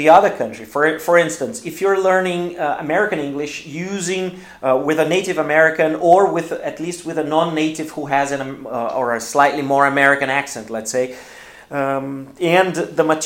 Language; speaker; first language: English; non-native, fluent; Portuguese